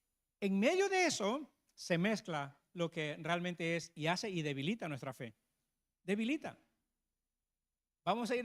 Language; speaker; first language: Spanish; native; Spanish